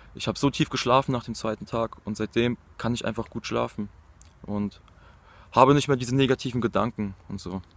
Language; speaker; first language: German; native; German